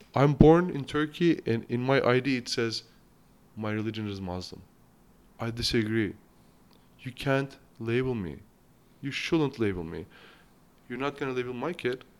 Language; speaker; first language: English; non-native, fluent; Turkish